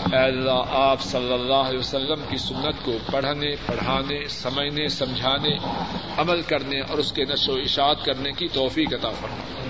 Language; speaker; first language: Urdu; native; Urdu